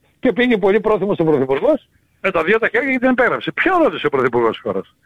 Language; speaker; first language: Greek; native; Greek